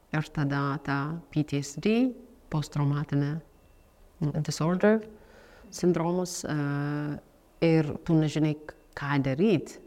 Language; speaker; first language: Lithuanian; non-native, fluent; Amharic